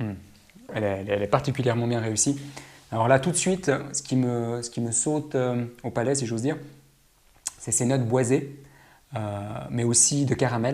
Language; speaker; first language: French; native; French